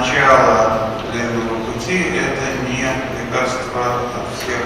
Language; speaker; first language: Russian; native; Russian